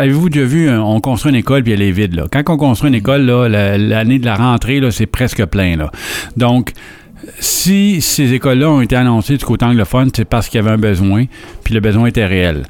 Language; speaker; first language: French; native; French